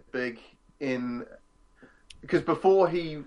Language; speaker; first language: English; native; English